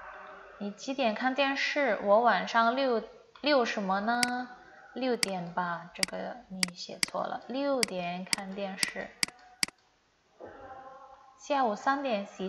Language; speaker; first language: Chinese; non-native, fluent; Indonesian